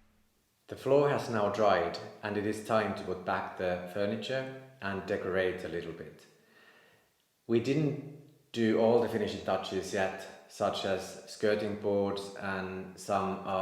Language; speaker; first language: English; non-native, fluent; Finnish